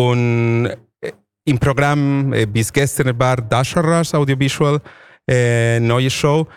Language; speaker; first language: German; non-native, fluent; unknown